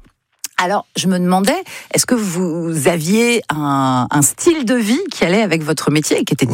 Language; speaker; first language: French; native; French